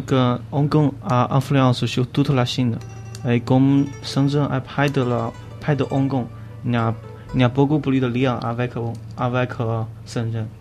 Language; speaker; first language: French; non-native, learner; Chinese